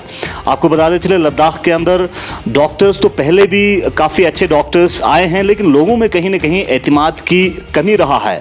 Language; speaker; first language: Hindi; non-native, local second language; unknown